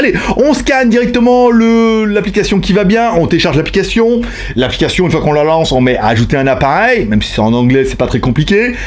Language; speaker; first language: French; native; French